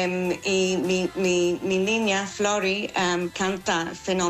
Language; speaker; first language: Spanish; non-native, learner; English